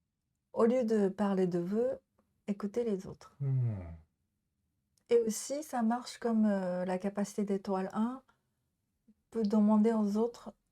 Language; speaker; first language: French; non-native, learner; Japanese